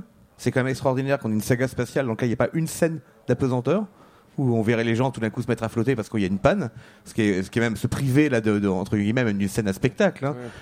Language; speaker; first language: French; native; French